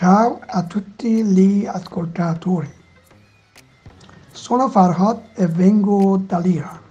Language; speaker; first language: Italian; non-native, learner; Persian